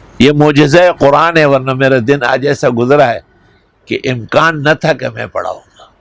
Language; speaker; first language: Urdu; non-native, local second language; Pashto